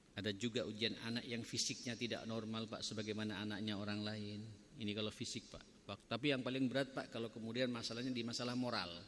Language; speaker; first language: Indonesian; native; Indonesian